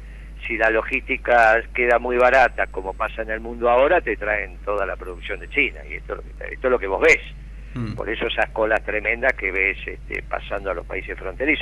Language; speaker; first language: Spanish; native; Spanish